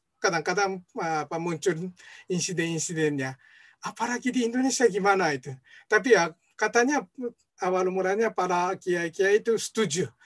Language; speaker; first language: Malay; non-native, fluent; Japanese